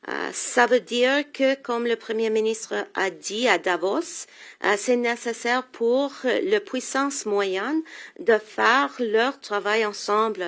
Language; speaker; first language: French; non-native, local second language; English